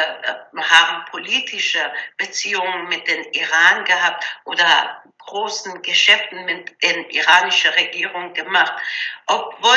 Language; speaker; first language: German; non-native, learner; Persian